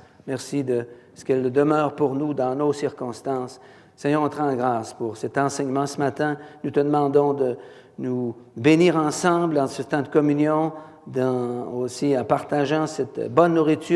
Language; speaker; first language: French; native; French